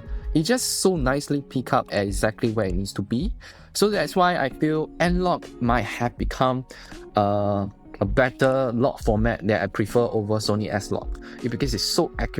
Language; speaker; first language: English; non-native, fluent; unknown